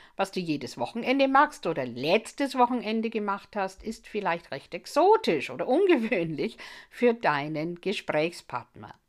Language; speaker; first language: German; non-native, fluent; English